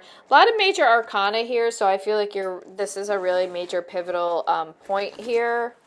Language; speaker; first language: English; native; English